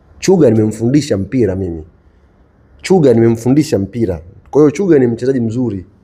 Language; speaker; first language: Swahili; native; Swahili